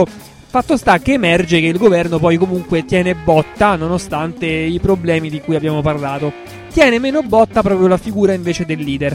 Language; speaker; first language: Italian; native; Italian